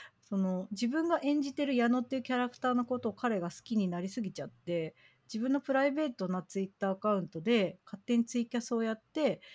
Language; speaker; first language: Japanese; native; Japanese